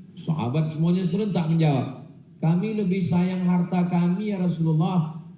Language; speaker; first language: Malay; non-native, local second language; Minangkabau